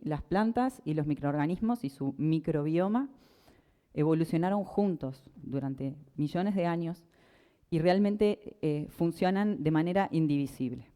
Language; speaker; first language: Spanish; native; Spanish